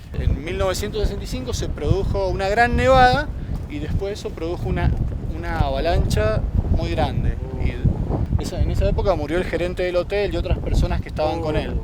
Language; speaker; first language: Spanish; native; Spanish